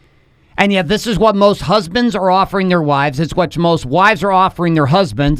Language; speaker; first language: English; native; English